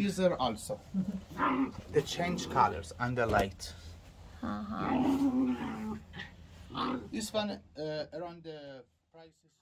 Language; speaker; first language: English; non-native, learner; Persian